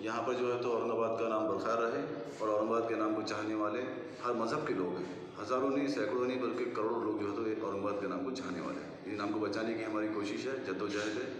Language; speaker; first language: Urdu; native; Urdu